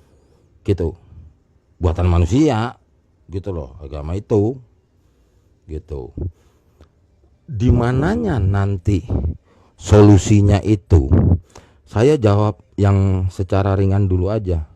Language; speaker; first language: Indonesian; native; Indonesian